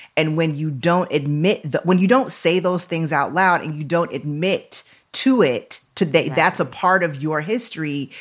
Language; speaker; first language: English; native; English